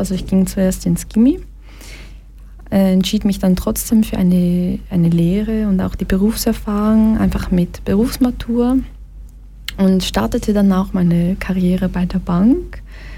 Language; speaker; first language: German; early bilingual, other home language; Portuguese